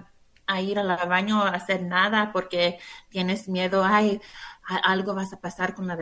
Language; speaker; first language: Spanish; non-native, learner; English